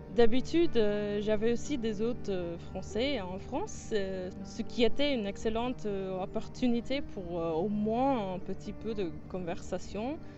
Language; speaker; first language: French; non-native, fluent; English